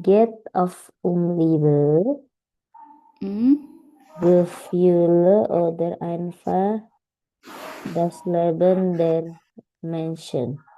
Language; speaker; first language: German; non-native, learner; Indonesian